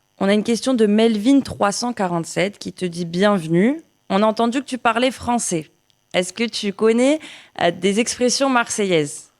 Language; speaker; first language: French; native; French